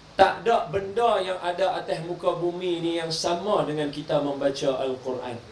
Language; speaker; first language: Malay; native; Malay